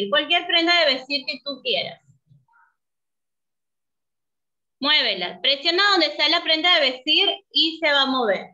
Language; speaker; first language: Spanish; native; Spanish